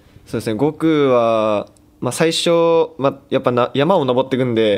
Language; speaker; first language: Japanese; native; Japanese